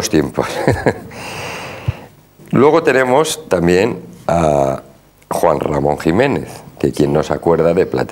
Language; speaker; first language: Spanish; native; Spanish